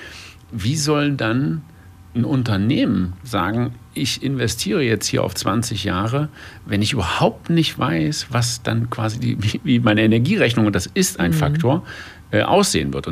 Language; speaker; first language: German; native; German